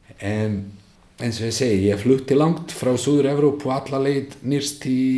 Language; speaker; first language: Icelandic; non-native, fluent; Bosnian